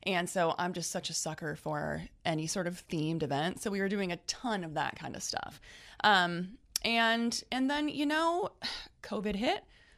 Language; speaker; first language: English; native; English